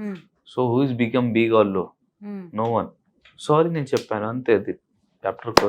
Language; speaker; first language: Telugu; non-native, learner; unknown